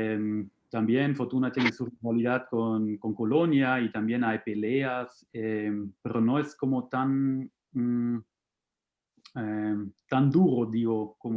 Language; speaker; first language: Spanish; non-native, fluent; German